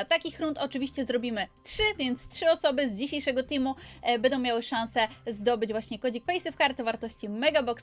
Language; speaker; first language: Polish; native; Polish